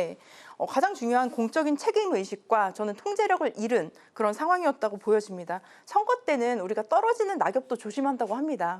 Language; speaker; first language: Korean; native; Korean